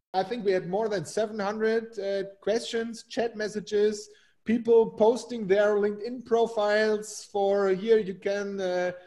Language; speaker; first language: English; non-native, fluent; German